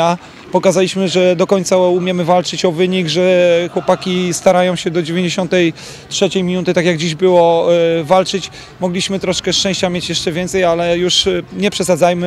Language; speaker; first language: Polish; native; Polish